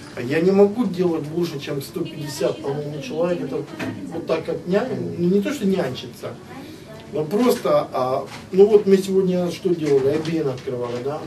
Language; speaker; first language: Russian; native; Russian